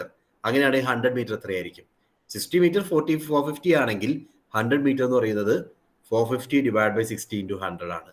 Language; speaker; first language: Malayalam; native; Malayalam